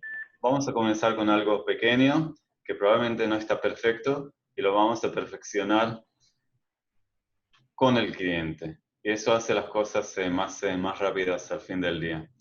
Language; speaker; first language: Spanish; non-native, fluent; Hebrew